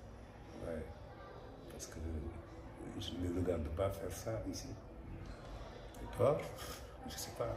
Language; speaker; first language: French; non-native, local second language; Wolof